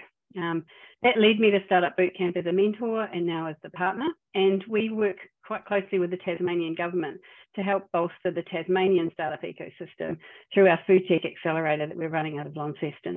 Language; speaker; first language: English; native; English